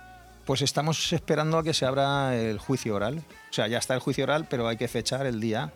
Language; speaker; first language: Spanish; native; Spanish